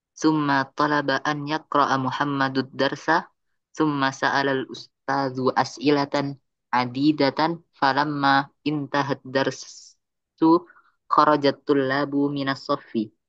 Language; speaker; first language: Arabic; non-native, learner; Indonesian